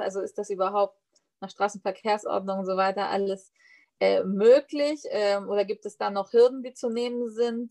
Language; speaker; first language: German; native; German